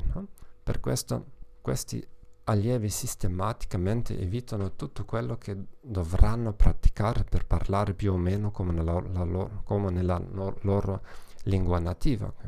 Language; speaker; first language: Italian; non-native, fluent; German